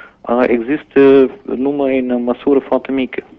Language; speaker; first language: Romanian; non-native, learner; German